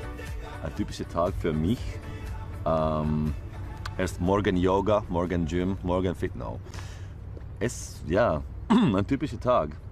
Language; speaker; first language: German; non-native, learner; Finnish